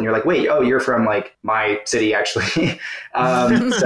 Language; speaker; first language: English; native; English